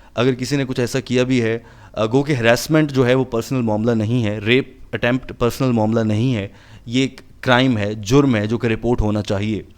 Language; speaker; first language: Urdu; native; Urdu